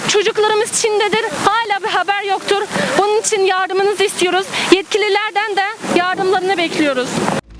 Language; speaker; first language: Turkish; non-native, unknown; Uyghur